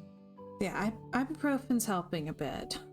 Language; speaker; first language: English; native; English